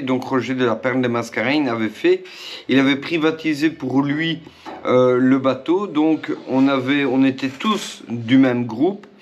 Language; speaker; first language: French; native; French